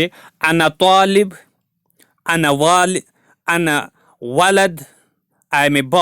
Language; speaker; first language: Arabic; non-native, fluent; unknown